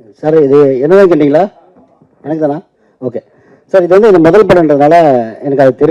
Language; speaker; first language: Tamil; native; Tamil